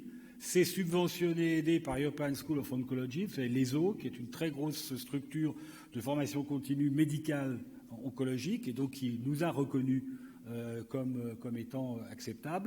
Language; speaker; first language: French; native; French